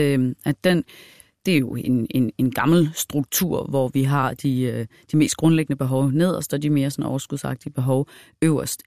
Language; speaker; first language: Danish; native; Danish